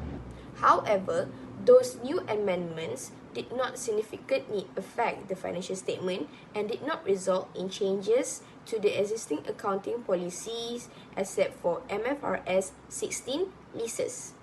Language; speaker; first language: English; non-native, local second language; Malay